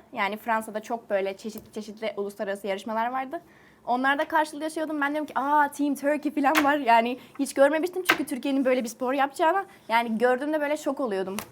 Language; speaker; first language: Turkish; early bilingual, heritage; Turkish